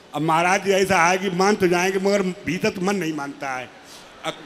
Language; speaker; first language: Hindi; native; Hindi